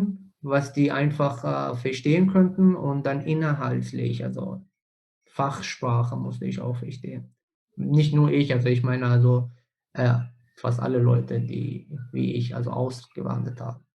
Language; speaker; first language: German; non-native, fluent; Persian